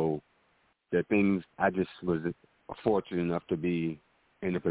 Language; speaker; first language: English; native; English